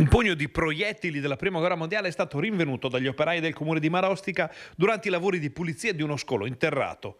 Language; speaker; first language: Italian; native; Italian